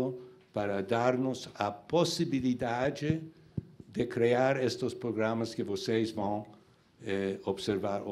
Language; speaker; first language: Portuguese; non-native, learner; Spanish